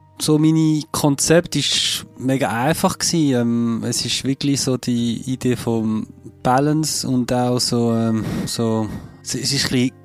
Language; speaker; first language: German; non-native, fluent; French